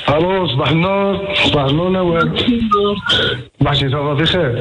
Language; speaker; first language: Arabic; native; Arabic